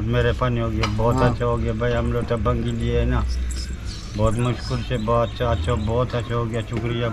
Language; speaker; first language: Hindi; non-native, learner; Tibetan